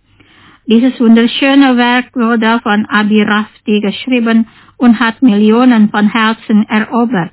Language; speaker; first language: German; non-native, fluent; Indonesian